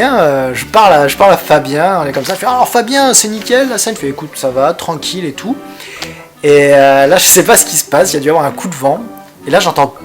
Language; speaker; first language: French; native; French